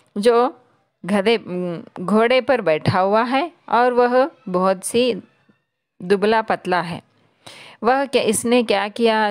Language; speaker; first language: Hindi; non-native, local second language; Telugu